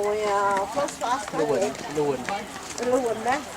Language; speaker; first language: Vietnamese; native; Vietnamese